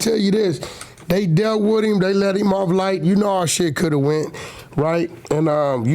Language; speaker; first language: English; native; English